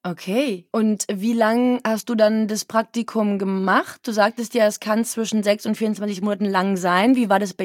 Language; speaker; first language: German; native; German